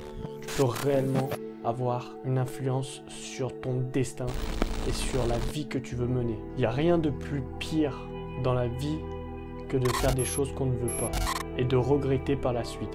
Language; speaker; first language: French; native; French